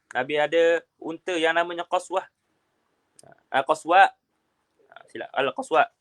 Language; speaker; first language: Malay; native; Malay